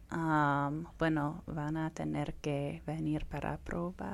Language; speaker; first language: Spanish; non-native, fluent; English